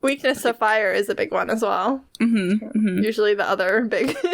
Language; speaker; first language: English; native; English